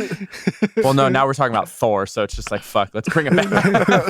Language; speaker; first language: English; native; English